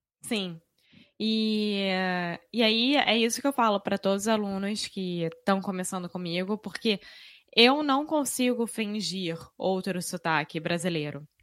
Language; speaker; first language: Portuguese; native; Portuguese